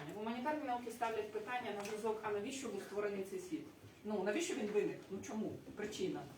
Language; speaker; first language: Ukrainian; non-native, local second language; Russian